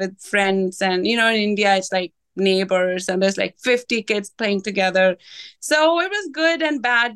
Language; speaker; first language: English; non-native, local second language; Punjabi